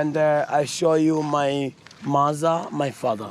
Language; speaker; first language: English; non-native, learner; Swahili